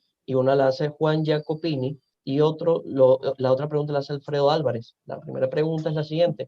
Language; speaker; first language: Spanish; native; Spanish